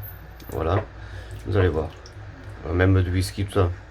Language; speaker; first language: French; native; French